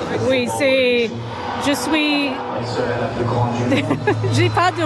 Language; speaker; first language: French; non-native, learner; English